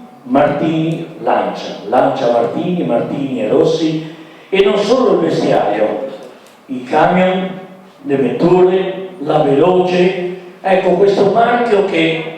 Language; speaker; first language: Italian; native; Italian